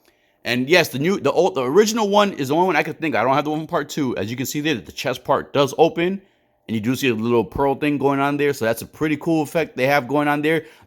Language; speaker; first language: English; native; English